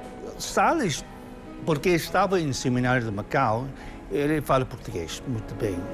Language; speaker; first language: Portuguese; non-native, learner; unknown